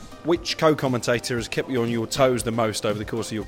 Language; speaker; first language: English; native; English